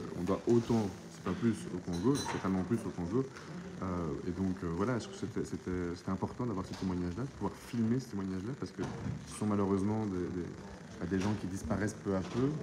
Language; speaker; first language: French; native; French